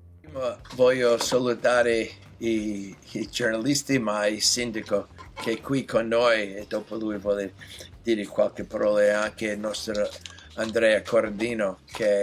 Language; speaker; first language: Italian; non-native, learner; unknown